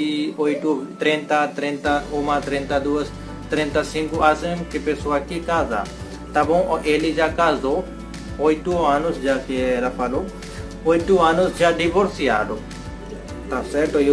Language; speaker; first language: Portuguese; non-native, learner; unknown